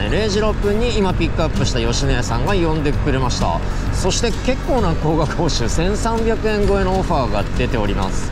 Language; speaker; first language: Japanese; native; Japanese